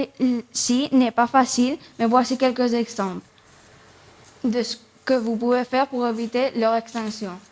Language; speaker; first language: French; non-native, fluent; Spanish